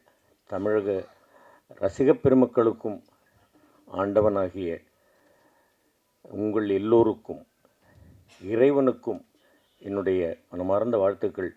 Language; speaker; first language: Tamil; native; Tamil